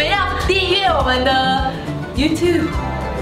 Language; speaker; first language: Chinese; non-native, fluent; Japanese